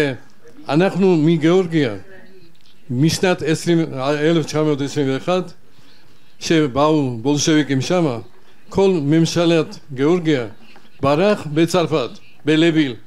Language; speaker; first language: Hebrew; non-native, fluent; Georgian